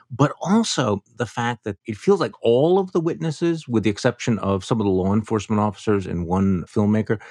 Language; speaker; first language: English; native; English